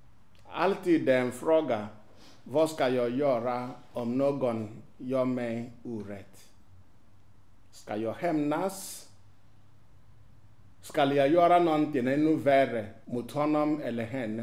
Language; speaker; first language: Swedish; non-native, fluent; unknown